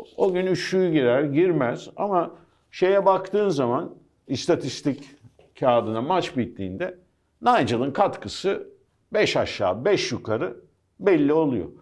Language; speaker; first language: Turkish; early bilingual, heritage; Turkish